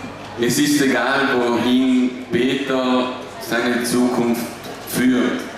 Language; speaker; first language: German; non-native, fluent; Italian